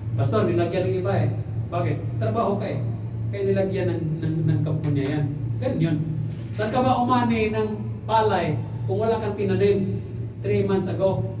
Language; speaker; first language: Filipino; non-native, local second language; Cebuano